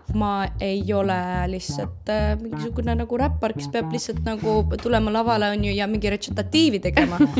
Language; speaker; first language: Estonian; non-native, local second language; Russian